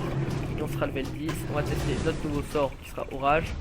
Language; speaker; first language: French; native; French